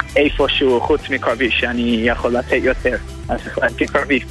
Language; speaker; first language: Hebrew; non-native, fluent; English